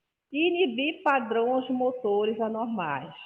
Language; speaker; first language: Portuguese; native; Portuguese